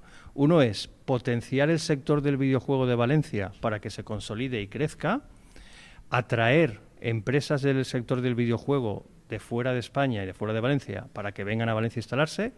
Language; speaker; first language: Spanish; native; Spanish